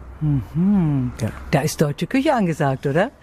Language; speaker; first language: German; native; German